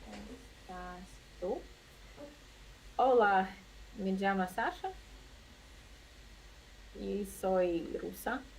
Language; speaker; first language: Spanish; non-native, learner; Russian